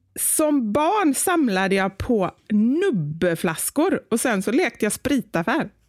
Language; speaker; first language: Swedish; native; Swedish